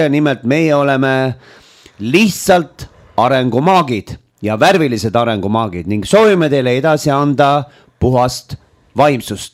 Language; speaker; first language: Estonian; native; Estonian